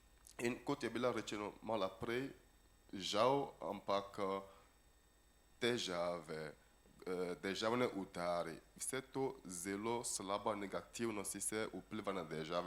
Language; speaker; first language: Slovenian; non-native, fluent; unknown